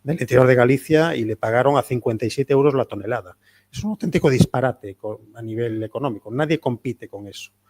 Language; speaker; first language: Spanish; non-native, local second language; Galician